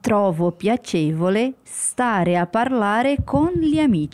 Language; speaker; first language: Italian; non-native, learner; Portuguese